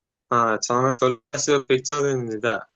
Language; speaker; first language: Korean; non-native, learner; Uzbek